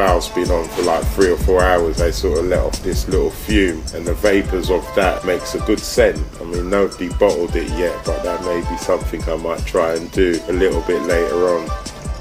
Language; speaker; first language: English; native; English